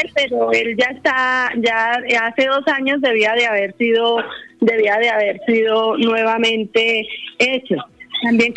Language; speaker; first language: Spanish; native; Spanish